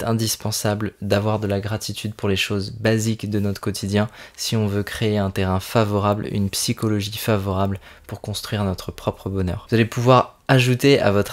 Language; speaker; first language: French; native; French